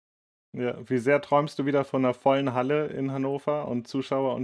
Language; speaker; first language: German; native; German